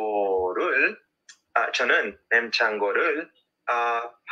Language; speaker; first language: Korean; non-native, learner; English